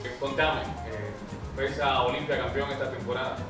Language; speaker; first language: Spanish; native; Spanish